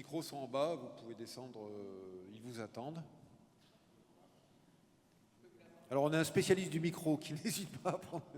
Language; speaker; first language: French; native; French